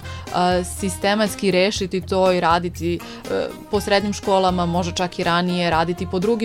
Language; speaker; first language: Serbian; native; Serbian